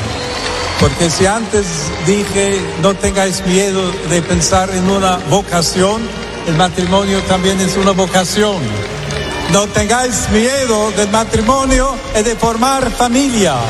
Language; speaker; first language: Spanish; non-native, fluent; English